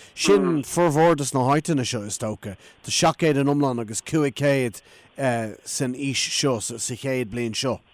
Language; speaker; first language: Irish; non-native, local second language; English